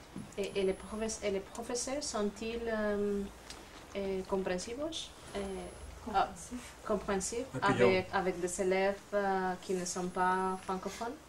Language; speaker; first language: French; non-native, learner; Spanish